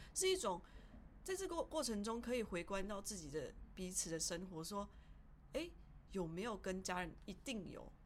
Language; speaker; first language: Chinese; early bilingual, heritage; Chinese